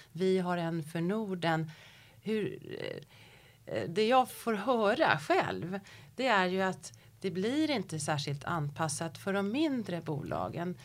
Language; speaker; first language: Swedish; native; Swedish